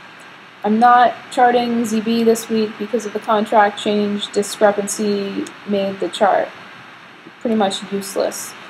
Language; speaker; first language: English; native; English